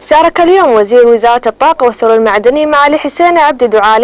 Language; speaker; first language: Arabic; non-native, local second language; Somali